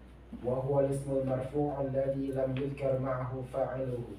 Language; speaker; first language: Arabic; non-native, learner; Indonesian